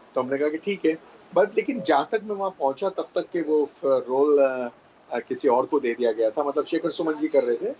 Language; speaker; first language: Hindi; native; Hindi